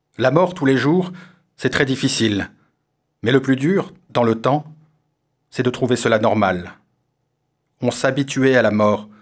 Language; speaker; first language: French; non-native, learner; Armenian